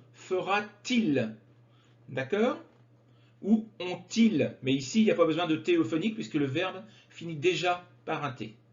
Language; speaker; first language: French; native; French